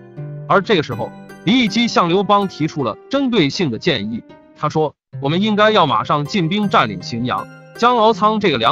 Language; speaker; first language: Chinese; native; Chinese